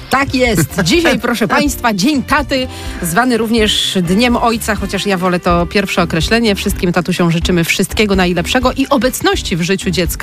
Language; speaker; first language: Polish; native; Polish